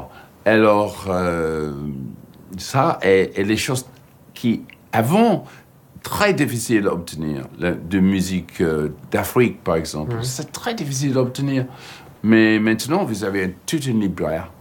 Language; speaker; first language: French; non-native, fluent; English